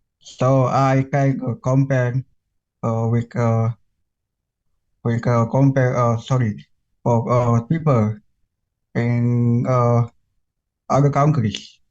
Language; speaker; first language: English; non-native, learner; Indonesian